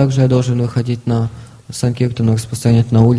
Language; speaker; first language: Russian; native; Russian